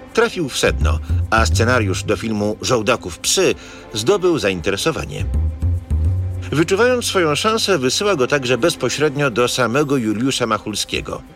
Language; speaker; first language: Polish; native; Polish